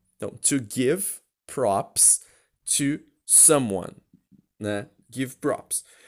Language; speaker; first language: English; non-native, fluent; Portuguese